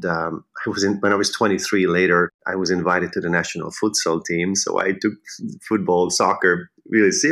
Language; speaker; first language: English; non-native, fluent; Hungarian